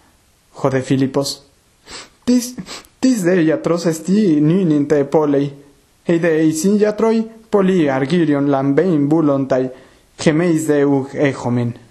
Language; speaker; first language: Greek; non-native, fluent; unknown